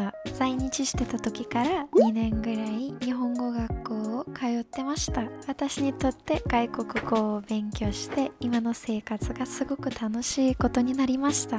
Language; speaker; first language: Japanese; non-native, fluent; English